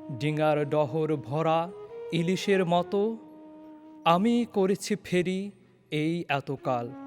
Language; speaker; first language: Bangla; native; Bangla